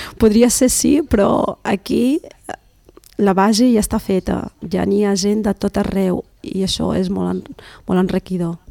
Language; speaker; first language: Catalan; early bilingual, other home language; Arabic